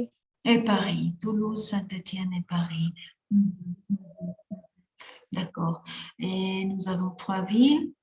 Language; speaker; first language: French; non-native, fluent; Spanish